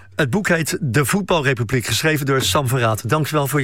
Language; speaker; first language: Dutch; native; Dutch